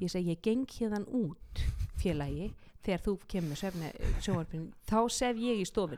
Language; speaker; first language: Icelandic; native; Icelandic